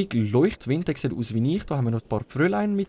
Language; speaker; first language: German; native; German